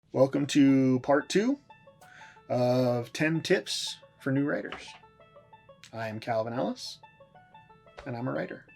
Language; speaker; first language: English; native; English